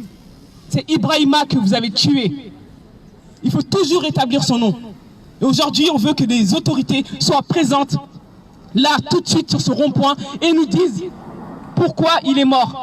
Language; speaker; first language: French; native; French